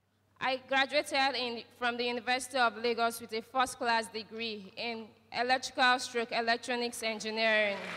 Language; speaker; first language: English; non-native, local second language; Yoruba